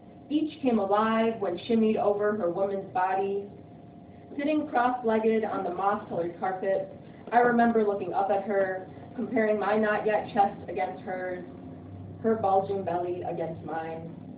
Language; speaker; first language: English; early bilingual, other home language; Spanish